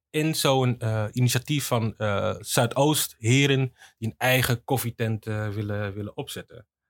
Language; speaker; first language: Dutch; native; Dutch